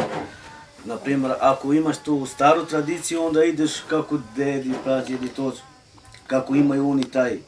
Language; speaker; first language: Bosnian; non-native, local second language; Romany